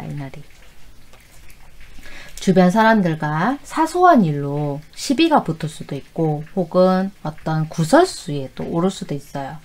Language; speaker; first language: Korean; native; Korean